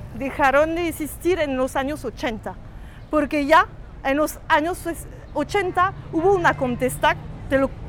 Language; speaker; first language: Spanish; non-native, fluent; French